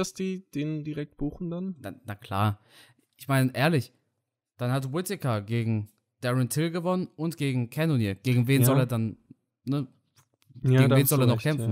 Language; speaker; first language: German; native; German